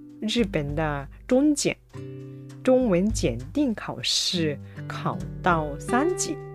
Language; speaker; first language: Chinese; non-native, fluent; Japanese